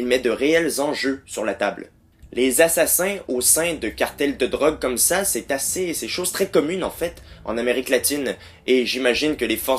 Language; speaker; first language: French; native; French